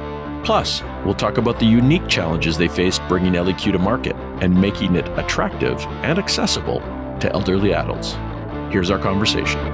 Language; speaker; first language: English; native; English